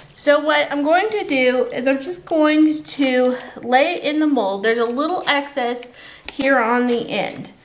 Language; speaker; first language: English; native; English